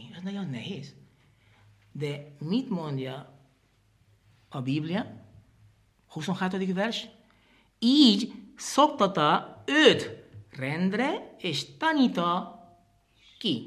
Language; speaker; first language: Hungarian; non-native, learner; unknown